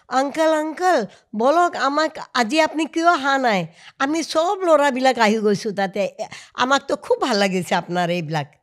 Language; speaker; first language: Assamese; non-native, local second language; Hindi